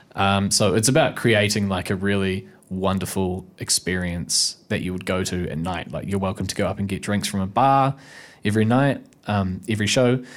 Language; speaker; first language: English; native; English